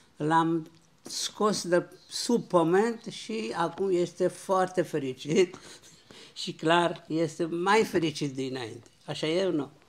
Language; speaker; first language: Romanian; non-native, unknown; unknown